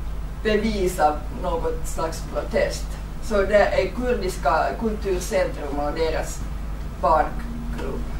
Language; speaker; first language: Swedish; non-native, fluent; Finnish